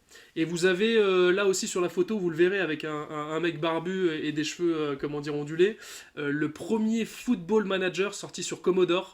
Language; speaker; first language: French; native; French